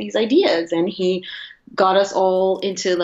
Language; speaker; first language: English; non-native, fluent; Portuguese